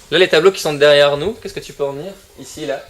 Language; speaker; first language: French; native; French